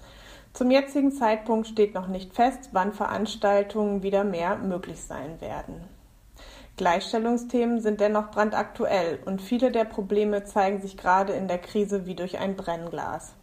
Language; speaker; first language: German; native; German